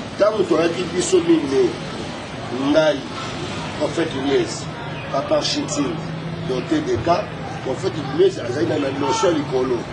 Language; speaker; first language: Lingala; non-native, fluent; Kongo